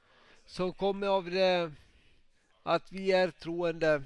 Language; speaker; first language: Swedish; non-native, local second language; Finnish